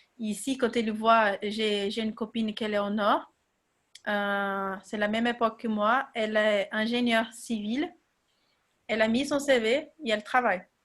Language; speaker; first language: French; non-native, fluent; Portuguese